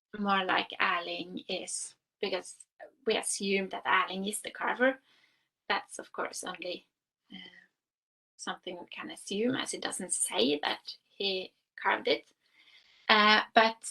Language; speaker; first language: English; non-native, fluent; Norwegian